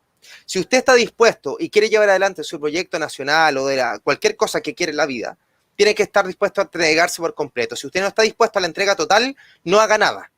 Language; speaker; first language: Spanish; native; Spanish